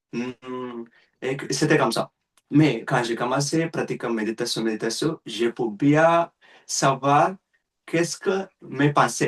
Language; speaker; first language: French; non-native, learner; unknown